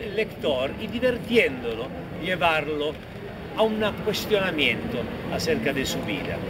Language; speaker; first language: Spanish; non-native, fluent; Italian